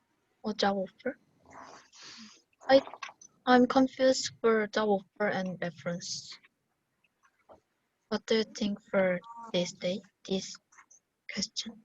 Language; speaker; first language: English; non-native, learner; Korean